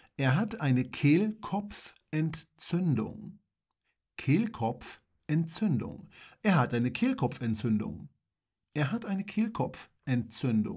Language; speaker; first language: German; non-native, fluent; Polish